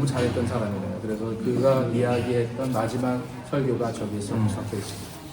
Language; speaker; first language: Korean; native; Korean